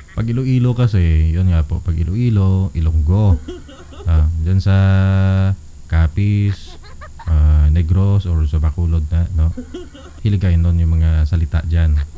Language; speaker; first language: Filipino; non-native, local second language; Kinaray-a